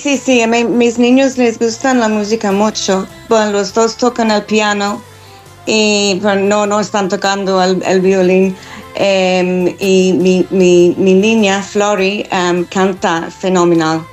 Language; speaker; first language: Spanish; non-native, fluent; English